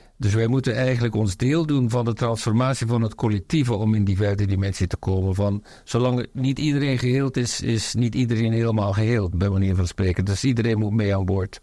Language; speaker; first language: Dutch; native; Dutch